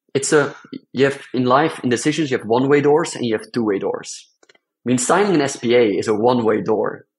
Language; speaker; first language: English; non-native, fluent; Dutch